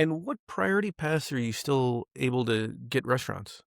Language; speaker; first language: English; native; English